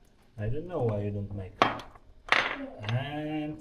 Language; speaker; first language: English; non-native, learner; Polish